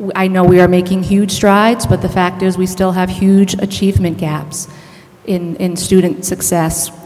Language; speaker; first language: English; native; English